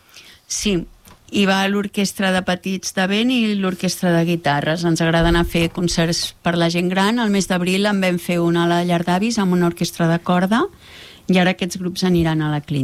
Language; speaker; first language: Catalan; native; Catalan